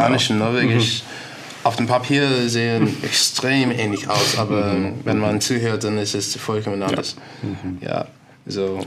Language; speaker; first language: German; non-native, learner; English